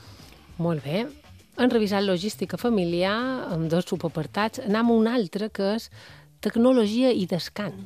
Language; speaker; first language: Catalan; native; Catalan